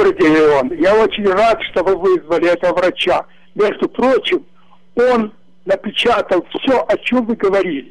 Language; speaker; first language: Russian; native; Russian